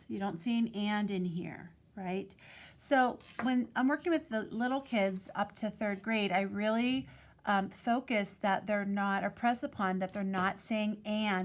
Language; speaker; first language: English; native; English